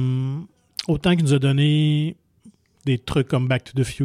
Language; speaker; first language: French; native; French